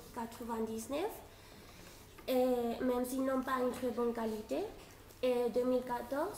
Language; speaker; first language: French; non-native, fluent; Spanish